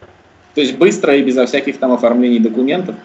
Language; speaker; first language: Russian; native; Russian